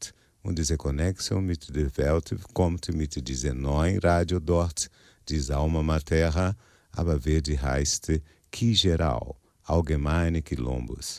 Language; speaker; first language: German; non-native, learner; Portuguese